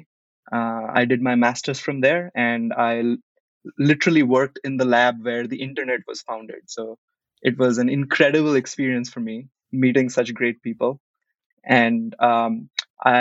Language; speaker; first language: English; non-native, local second language; Hindi